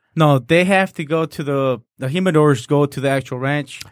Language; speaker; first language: English; non-native, fluent; Spanish